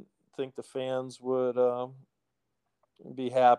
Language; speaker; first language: English; native; English